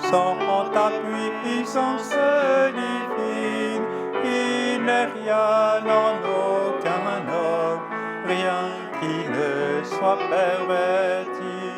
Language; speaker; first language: French; native; French